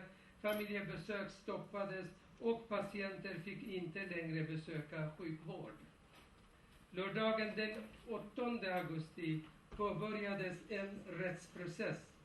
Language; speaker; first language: Swedish; non-native, fluent; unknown